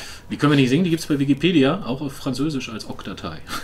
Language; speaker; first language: German; native; German